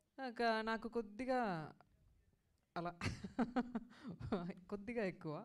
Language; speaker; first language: Telugu; non-native, fluent; Tamil